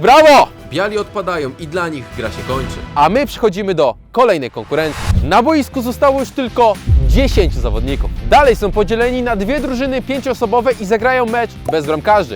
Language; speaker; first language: Polish; native; Polish